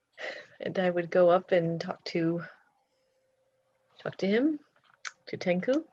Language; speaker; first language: English; native; English